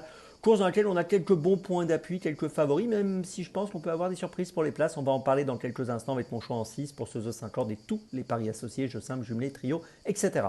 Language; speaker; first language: French; native; French